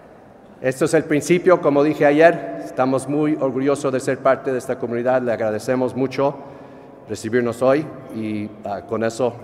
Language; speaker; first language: Spanish; non-native, fluent; English